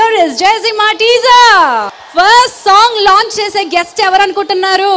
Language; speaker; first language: Telugu; native; Telugu